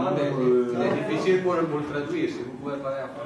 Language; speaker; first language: French; non-native, fluent; Italian